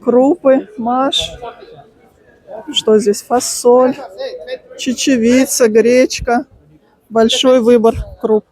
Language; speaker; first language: Russian; native; Russian